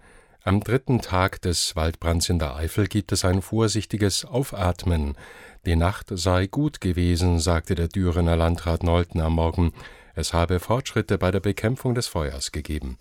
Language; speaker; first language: German; native; German